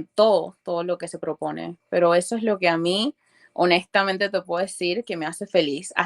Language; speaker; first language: Spanish; early bilingual, other home language; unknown